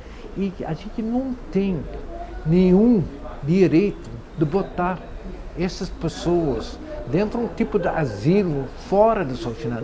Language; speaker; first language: Portuguese; non-native, fluent; Dutch